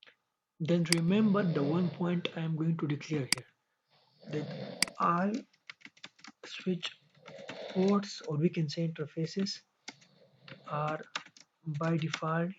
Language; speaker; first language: English; non-native, local second language; Urdu